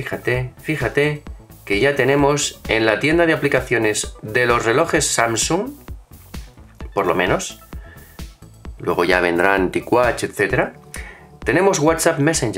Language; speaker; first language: Spanish; native; Spanish